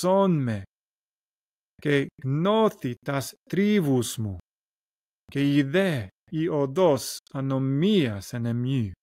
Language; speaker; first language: Greek; non-native, learner; English